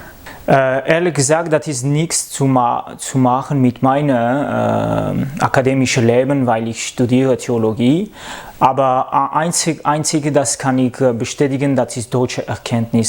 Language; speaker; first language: German; non-native, learner; French